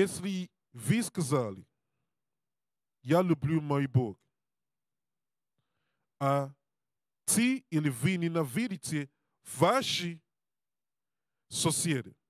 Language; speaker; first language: Russian; non-native, learner; Portuguese